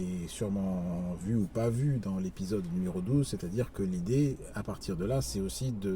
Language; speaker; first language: French; native; French